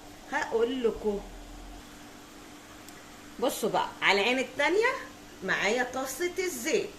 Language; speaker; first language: Arabic; native; Arabic